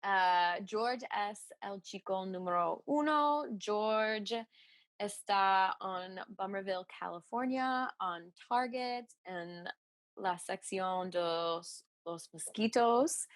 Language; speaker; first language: Spanish; non-native, learner; English